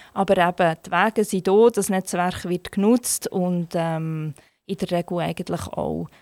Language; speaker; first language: German; non-native, fluent; Turkish